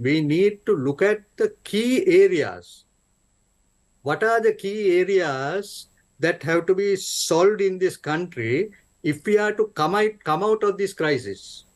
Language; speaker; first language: English; non-native, local second language; Sinhala